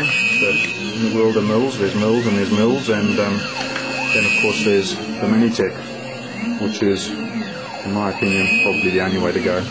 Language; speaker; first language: English; native; English